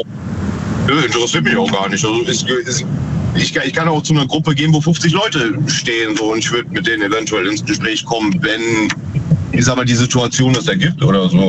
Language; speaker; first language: German; native; German